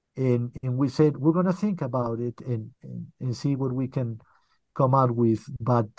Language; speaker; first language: English; early bilingual, other home language; Spanish